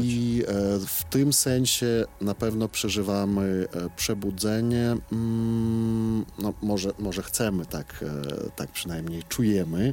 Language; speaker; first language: Polish; non-native, fluent; Belarusian